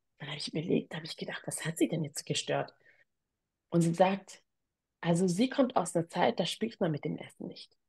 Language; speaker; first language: German; early bilingual, other home language; Tigrinya